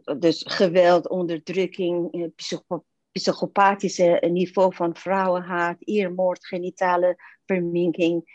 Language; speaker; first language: Dutch; non-native, fluent; Persian